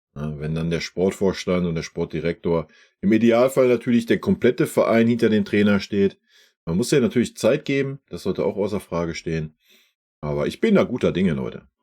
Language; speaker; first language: German; native; German